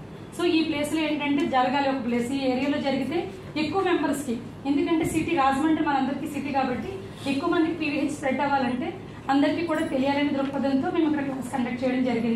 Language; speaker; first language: Telugu; native; Telugu